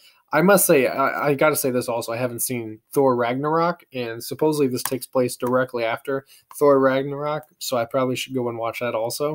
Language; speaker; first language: English; native; English